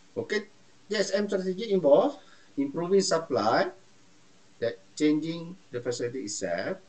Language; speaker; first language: English; non-native, local second language; Malay